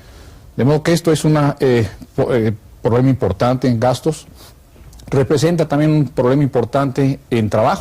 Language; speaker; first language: Spanish; native; Spanish